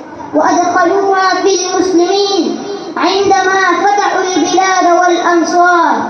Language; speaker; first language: Arabic; non-native, learner; Urdu